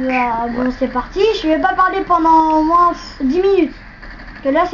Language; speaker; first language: French; native; French